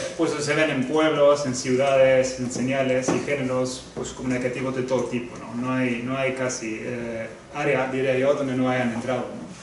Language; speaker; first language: Spanish; non-native, fluent; Swedish